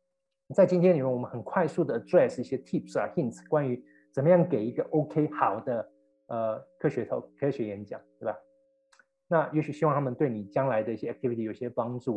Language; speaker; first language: Chinese; native; Chinese